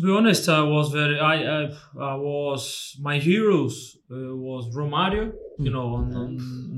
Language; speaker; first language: English; non-native, fluent; Portuguese